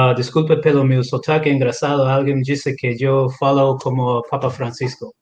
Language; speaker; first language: Portuguese; non-native, learner; English